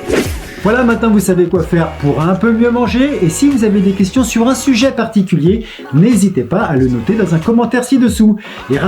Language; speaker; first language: French; native; French